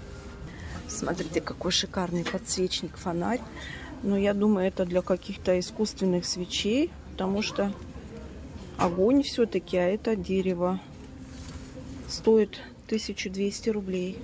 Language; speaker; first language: Russian; native; Russian